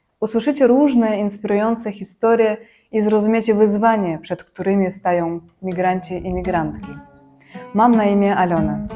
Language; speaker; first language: Polish; non-native, fluent; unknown